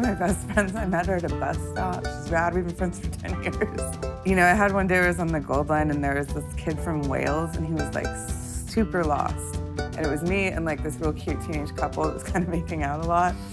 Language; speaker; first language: English; native; English